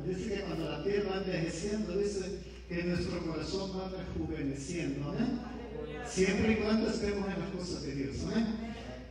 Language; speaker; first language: Spanish; native; Spanish